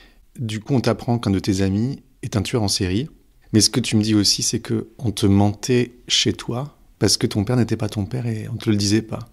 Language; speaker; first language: French; native; French